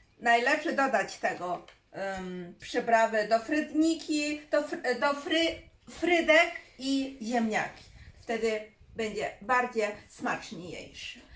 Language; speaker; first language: Polish; non-native, learner; Chinese